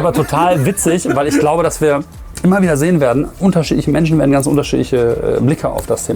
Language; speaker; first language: German; native; German